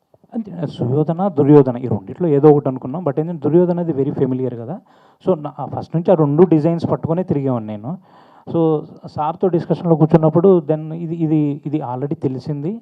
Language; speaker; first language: Telugu; native; Telugu